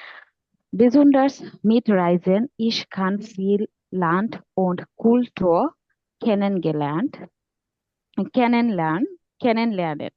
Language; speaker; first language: German; non-native, learner; Bangla